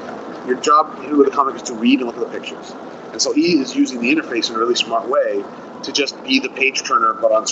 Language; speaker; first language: English; native; English